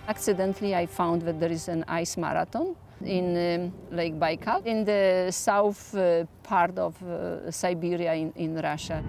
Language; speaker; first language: English; non-native, fluent; Polish